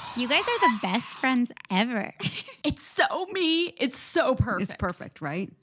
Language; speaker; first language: English; native; English